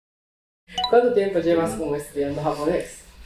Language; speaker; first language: Spanish; non-native, learner; Japanese